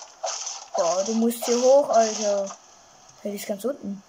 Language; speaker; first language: German; native; German